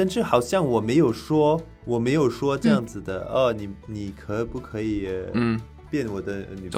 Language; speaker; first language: Chinese; non-native, learner; French